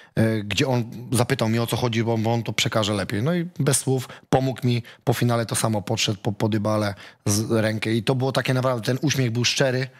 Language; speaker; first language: Polish; native; Polish